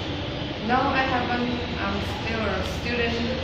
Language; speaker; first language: English; non-native, learner; Vietnamese